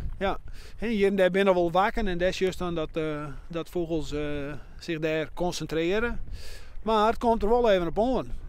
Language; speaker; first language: Dutch; non-native, local second language; Western Frisian